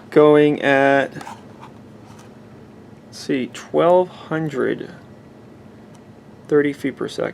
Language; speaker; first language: English; native; English